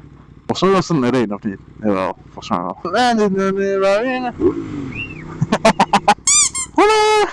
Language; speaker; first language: Dutch; native; Dutch